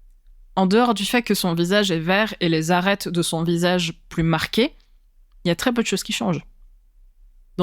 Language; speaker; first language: French; native; French